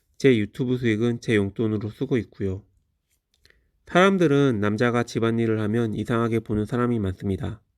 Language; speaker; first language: Korean; native; Korean